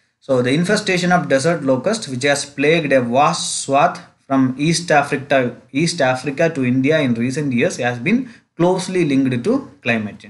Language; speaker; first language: English; non-native, local second language; Tamil